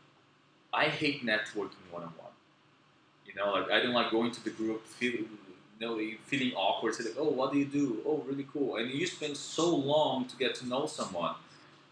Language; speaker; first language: English; non-native, fluent; Portuguese